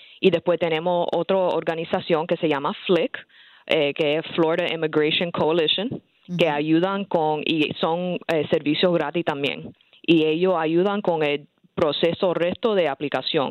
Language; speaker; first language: Spanish; early bilingual, heritage; English